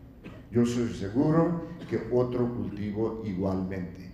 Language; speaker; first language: Spanish; non-native, fluent; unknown